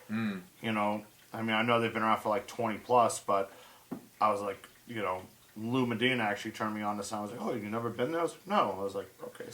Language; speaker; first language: English; native; English